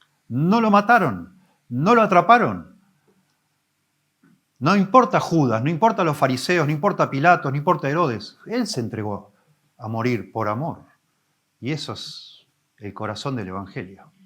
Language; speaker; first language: Spanish; native; Spanish